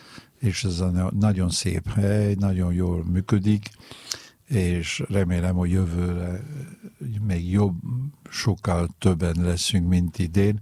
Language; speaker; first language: Hungarian; non-native, fluent; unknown